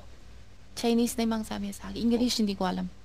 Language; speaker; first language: Filipino; non-native, learner; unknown